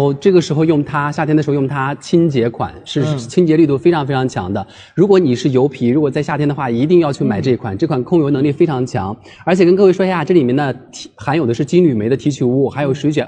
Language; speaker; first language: Chinese; native; Chinese